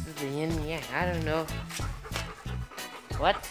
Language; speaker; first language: English; native; English